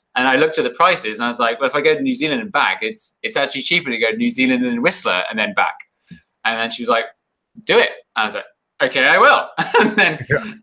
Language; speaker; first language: English; native; English